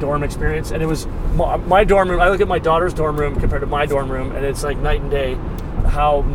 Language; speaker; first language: English; native; English